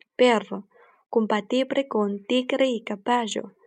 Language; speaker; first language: Spanish; non-native, learner; Chinese